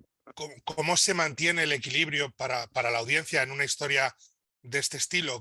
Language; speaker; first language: Spanish; native; Spanish